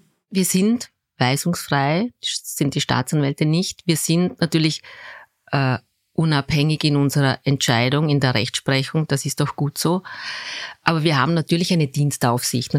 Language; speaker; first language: German; early bilingual, other home language; Turkish